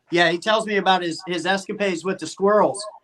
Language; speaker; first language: English; native; English